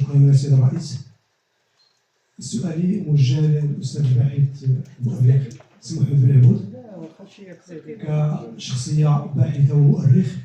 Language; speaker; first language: Arabic; native; Arabic